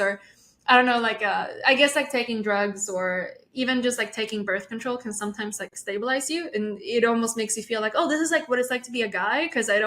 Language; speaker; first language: English; non-native, fluent; Swedish